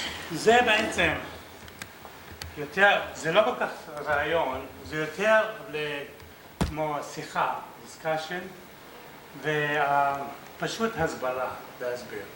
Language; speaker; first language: Hebrew; early bilingual, other home language; Arabic